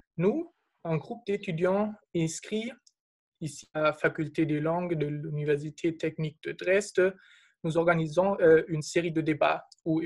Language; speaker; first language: French; non-native, fluent; German